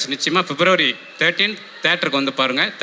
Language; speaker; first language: Tamil; native; Tamil